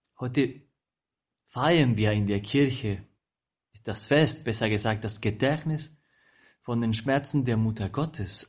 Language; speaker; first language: German; non-native, fluent; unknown